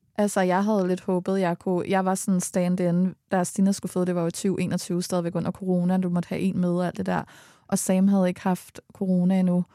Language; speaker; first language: Danish; native; Danish